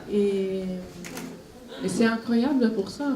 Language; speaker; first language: French; non-native, fluent; Italian